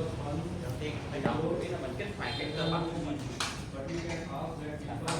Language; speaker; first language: Vietnamese; native; Vietnamese